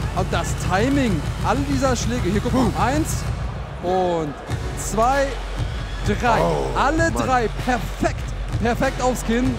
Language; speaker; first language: German; native; German